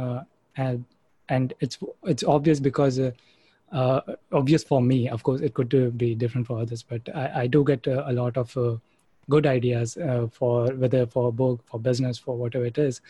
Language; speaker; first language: English; non-native, local second language; Gujarati